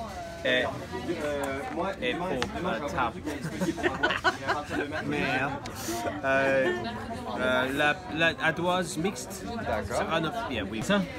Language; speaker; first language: French; non-native, learner; English